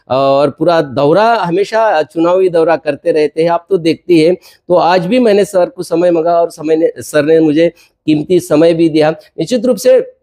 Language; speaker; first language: Hindi; non-native, local second language; Marathi